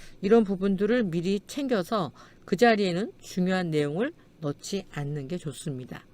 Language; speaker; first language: Korean; native; Korean